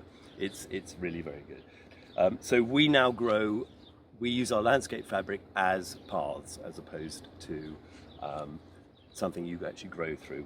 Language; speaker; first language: English; native; English